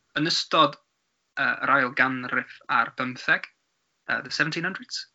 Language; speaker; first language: Welsh; non-native, learner; English